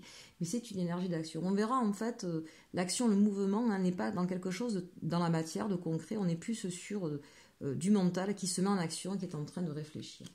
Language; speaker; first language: French; native; French